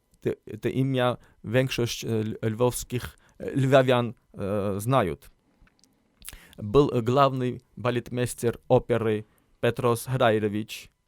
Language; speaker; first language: Polish; non-native, learner; Armenian